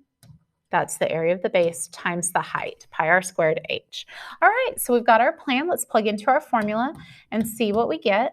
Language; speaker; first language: English; native; English